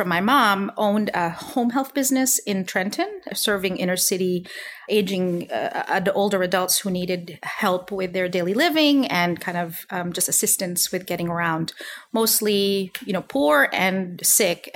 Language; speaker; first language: English; non-native, local second language; Filipino